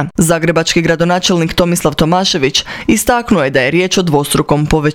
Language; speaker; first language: Croatian; native; Croatian